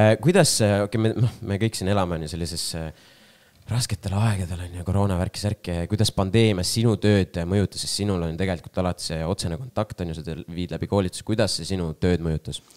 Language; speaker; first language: Estonian; non-native, local second language; Russian